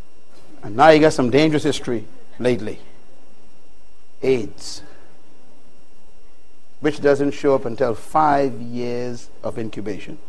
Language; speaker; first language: English; native; English